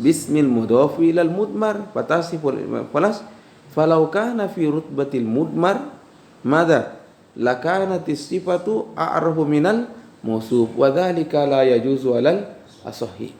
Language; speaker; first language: Arabic; non-native, fluent; Indonesian